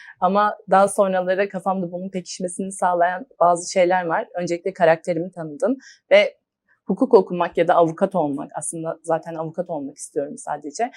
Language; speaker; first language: Turkish; native; Turkish